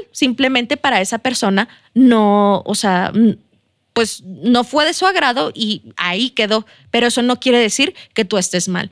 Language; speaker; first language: Spanish; native; Spanish